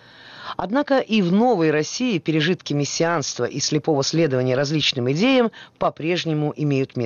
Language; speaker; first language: Russian; native; Russian